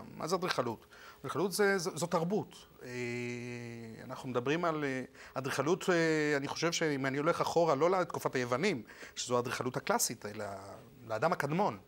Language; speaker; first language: Hebrew; non-native, fluent; Spanish